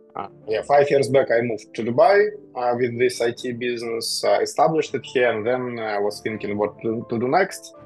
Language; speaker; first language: English; non-native, fluent; Russian